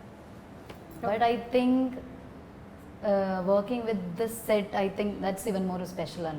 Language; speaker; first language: Telugu; non-native, learner; Malayalam